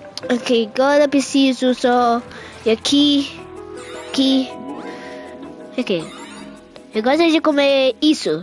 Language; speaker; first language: Portuguese; early bilingual, heritage; Portuguese